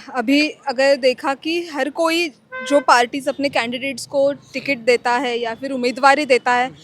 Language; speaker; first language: Hindi; non-native, local second language; Marathi